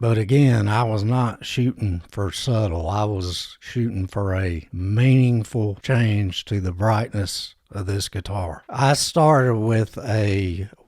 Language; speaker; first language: English; native; English